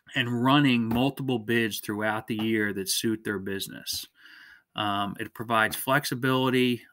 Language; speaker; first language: English; native; English